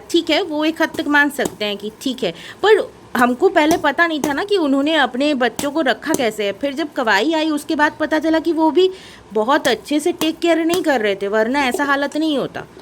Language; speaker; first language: Hindi; non-native, local second language; Bangla